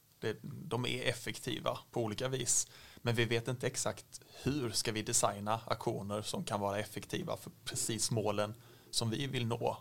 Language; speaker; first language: Swedish; native; Swedish